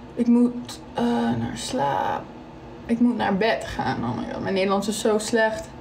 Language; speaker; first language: Dutch; early bilingual, other home language; English